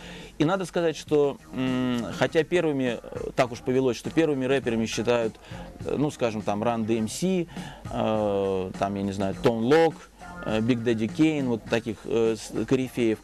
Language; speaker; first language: Russian; native; Russian